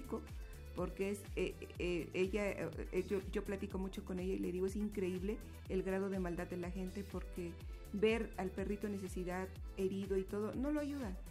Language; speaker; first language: Spanish; native; Spanish